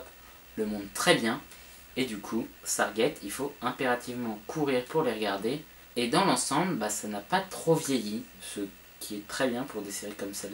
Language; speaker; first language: French; native; French